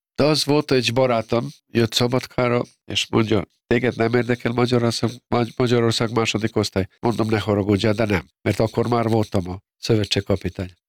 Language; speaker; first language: Hungarian; non-native, fluent; Serbian